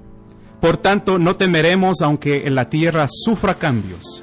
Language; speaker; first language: Spanish; native; Spanish